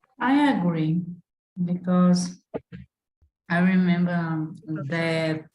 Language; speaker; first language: English; non-native, learner; Portuguese